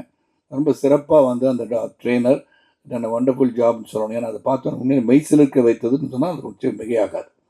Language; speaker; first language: Tamil; native; Tamil